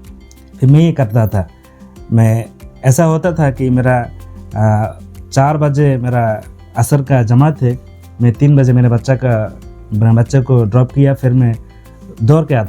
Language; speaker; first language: Hindi; non-native, fluent; Bangla